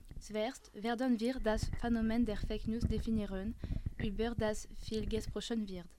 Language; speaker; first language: German; non-native, learner; French